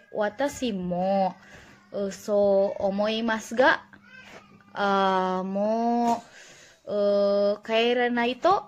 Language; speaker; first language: Japanese; non-native, learner; Indonesian